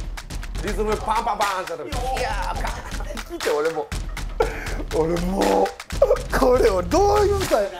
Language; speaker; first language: Japanese; native; Japanese